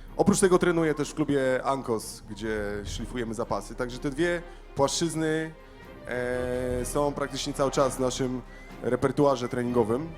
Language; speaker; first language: Polish; native; Polish